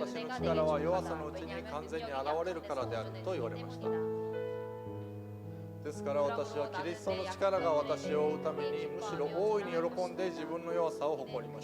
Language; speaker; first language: Japanese; native; Japanese